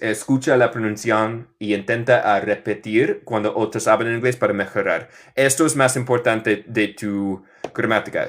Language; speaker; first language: Spanish; non-native, fluent; English